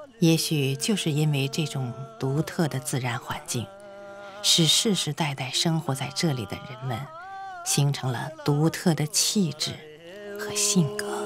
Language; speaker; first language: Chinese; native; Chinese